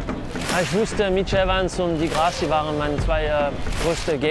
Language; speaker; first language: German; non-native, local second language; French